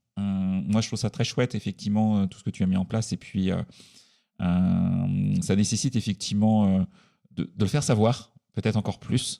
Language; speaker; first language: French; native; French